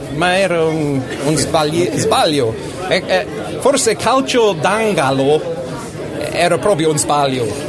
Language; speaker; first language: Italian; non-native, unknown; English